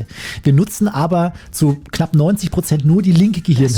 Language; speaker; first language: German; native; German